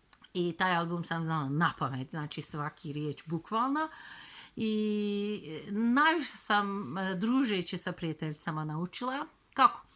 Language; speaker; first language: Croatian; non-native, fluent; Turkish